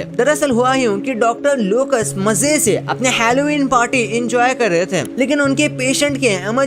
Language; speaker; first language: Hindi; native; Hindi